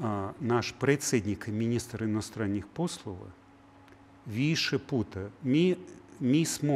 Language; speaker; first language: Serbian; non-native, learner; Russian